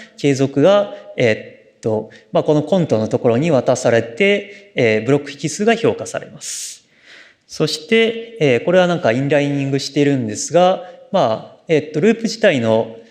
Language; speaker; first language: Japanese; native; Japanese